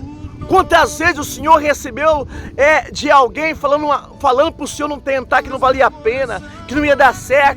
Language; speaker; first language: Portuguese; native; Portuguese